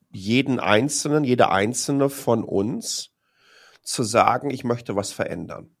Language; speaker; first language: German; native; German